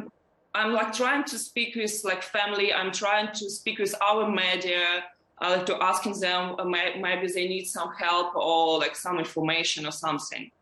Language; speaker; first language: English; non-native, learner; Ukrainian